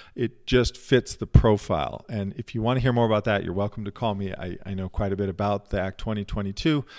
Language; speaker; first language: English; native; English